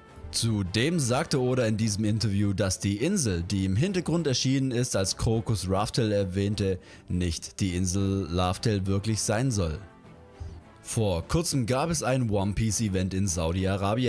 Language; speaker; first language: German; native; German